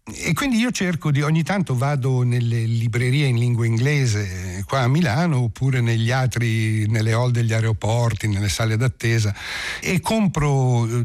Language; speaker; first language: Italian; early bilingual, heritage; Italian